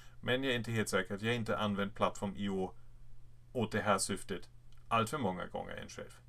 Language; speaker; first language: Swedish; non-native, fluent; German